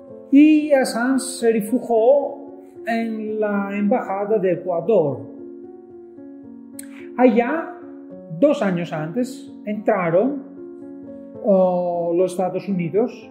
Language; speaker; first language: Spanish; non-native, fluent; Greek